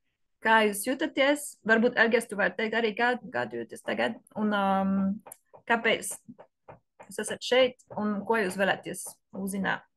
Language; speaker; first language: Latvian; non-native, learner; French